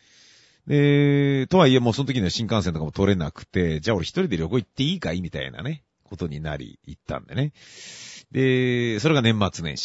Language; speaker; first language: Japanese; native; Japanese